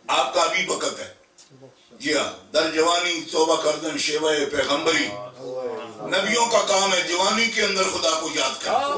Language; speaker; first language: Urdu; non-native, local second language; Punjabi